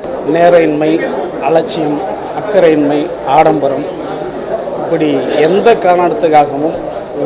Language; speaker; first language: Tamil; native; Tamil